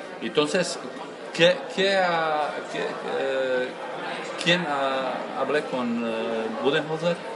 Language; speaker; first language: Spanish; non-native, learner; Croatian